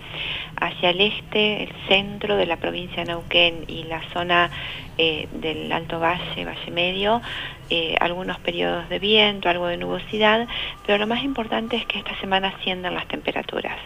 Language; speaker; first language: Spanish; native; Spanish